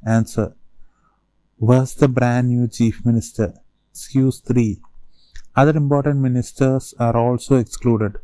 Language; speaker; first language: English; non-native, local second language; Malayalam